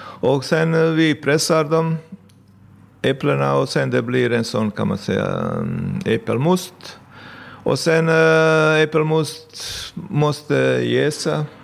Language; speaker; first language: Swedish; non-native, fluent; Bosnian